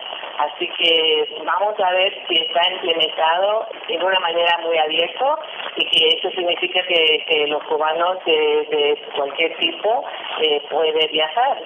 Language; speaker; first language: Spanish; non-native, fluent; English